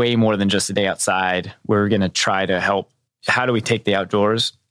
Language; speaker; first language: English; native; English